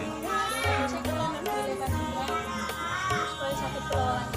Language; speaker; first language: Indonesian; non-native, local second language; Javanese